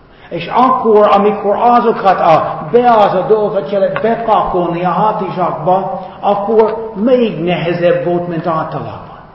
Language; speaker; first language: Hungarian; non-native, fluent; English